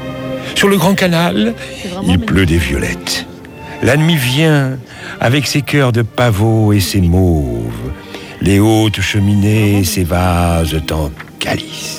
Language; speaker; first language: French; native; French